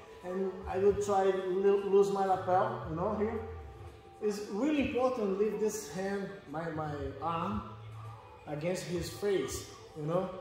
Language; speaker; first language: English; non-native, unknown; Portuguese